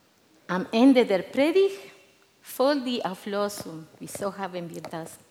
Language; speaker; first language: German; non-native, fluent; Spanish